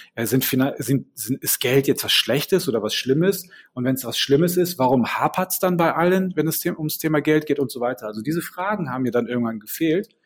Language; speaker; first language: German; early bilingual, other home language; Bosnian